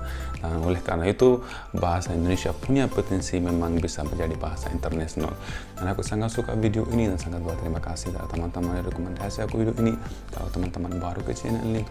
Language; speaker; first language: Indonesian; non-native, fluent; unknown